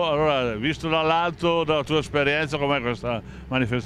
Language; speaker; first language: Italian; native; Italian